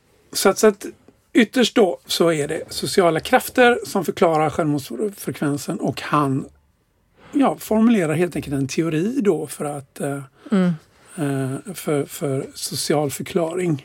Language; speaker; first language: Swedish; native; Swedish